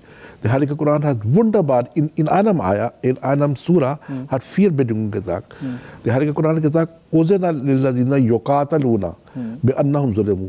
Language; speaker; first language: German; non-native, fluent; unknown